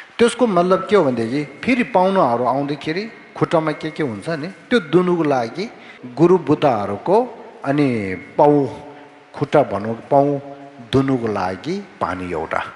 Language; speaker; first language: Nepali; non-native, fluent; Tibetan